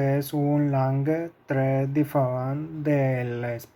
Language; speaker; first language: French; non-native, learner; Spanish